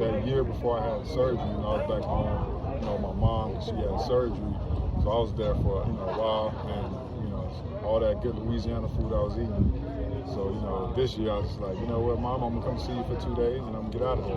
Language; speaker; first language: English; native; English